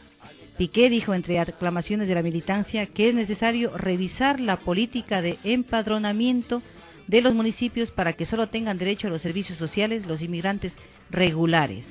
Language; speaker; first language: Spanish; native; Spanish